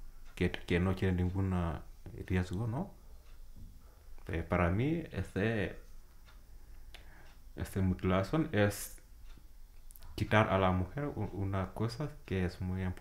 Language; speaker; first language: Spanish; non-native, fluent; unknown